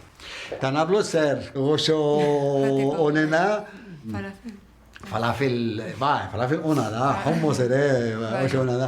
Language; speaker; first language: Basque; non-native, learner; Arabic